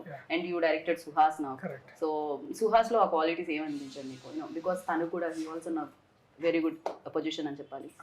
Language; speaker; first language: Telugu; native; Telugu